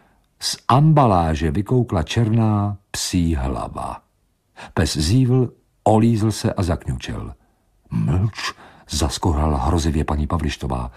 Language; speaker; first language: Czech; native; Czech